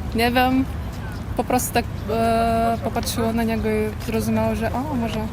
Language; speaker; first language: Polish; non-native, fluent; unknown